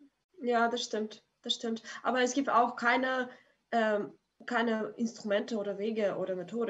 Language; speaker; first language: German; non-native, fluent; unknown